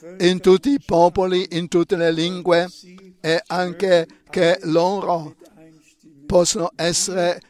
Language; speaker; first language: Italian; non-native, fluent; Romanian